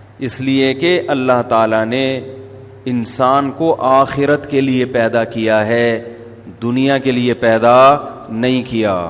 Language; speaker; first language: Urdu; native; Urdu